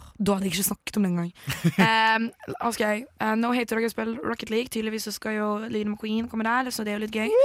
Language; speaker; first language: Norwegian; early bilingual, other home language; Polish